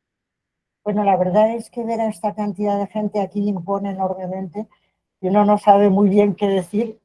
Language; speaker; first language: Spanish; native; Spanish